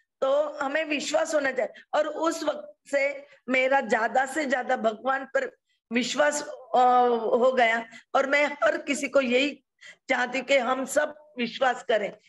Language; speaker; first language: Hindi; non-native, local second language; Marathi